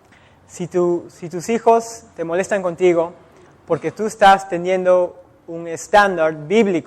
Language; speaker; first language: Spanish; native; Spanish